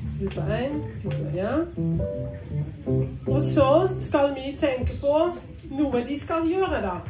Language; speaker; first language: Norwegian; non-native, fluent; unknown